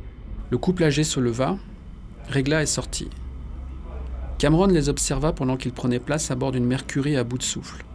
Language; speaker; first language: French; native; French